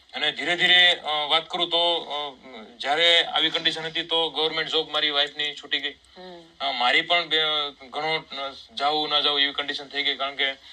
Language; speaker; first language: Gujarati; native; Gujarati